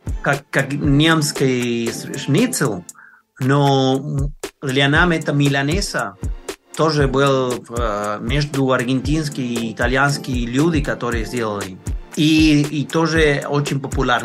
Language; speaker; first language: Russian; non-native, learner; Spanish